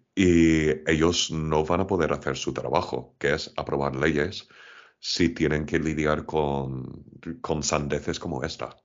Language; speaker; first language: Spanish; non-native, fluent; English